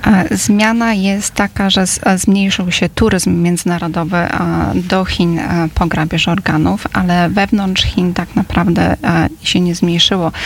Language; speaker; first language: Polish; native; Polish